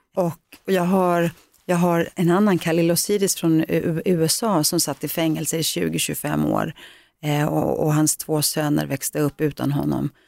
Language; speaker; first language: Swedish; early bilingual, other home language; Greek